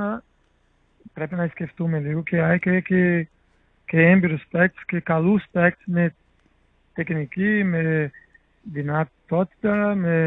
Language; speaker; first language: Greek; non-native, learner; Portuguese